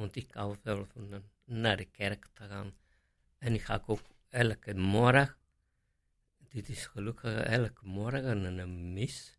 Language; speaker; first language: Dutch; non-native, fluent; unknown